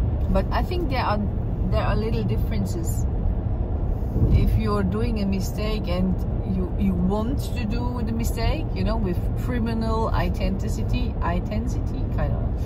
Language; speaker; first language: English; non-native, fluent; German